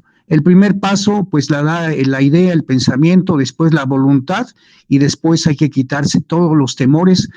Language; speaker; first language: Spanish; native; Spanish